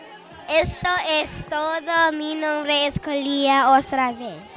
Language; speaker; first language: Spanish; non-native, learner; English